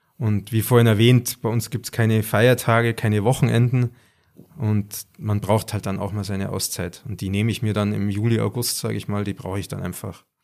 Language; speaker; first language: German; native; German